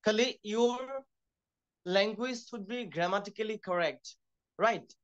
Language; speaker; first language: English; non-native, local second language; Assamese